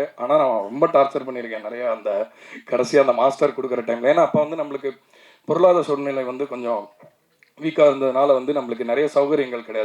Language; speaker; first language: Tamil; native; Tamil